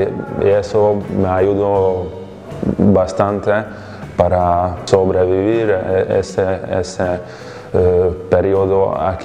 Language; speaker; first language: Spanish; non-native, fluent; Hungarian